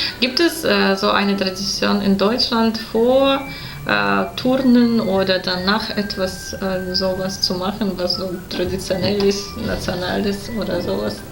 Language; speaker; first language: German; non-native, fluent; Russian